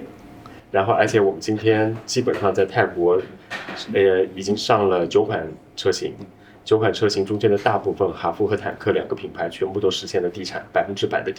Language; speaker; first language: Chinese; native; Chinese